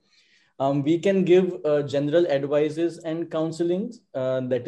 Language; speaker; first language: English; non-native, local second language; Gujarati